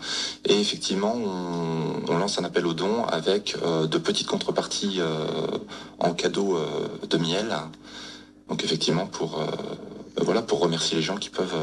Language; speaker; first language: French; native; French